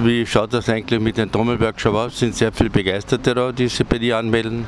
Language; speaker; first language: German; native; German